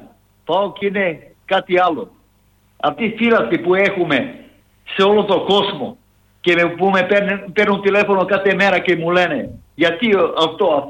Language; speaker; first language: Greek; non-native, fluent; Serbian